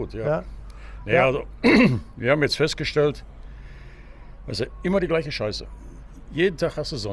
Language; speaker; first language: German; native; German